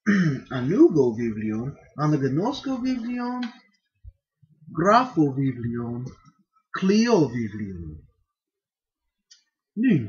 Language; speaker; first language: Greek; non-native, fluent; English